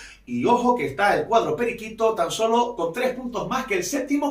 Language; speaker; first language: Spanish; native; Spanish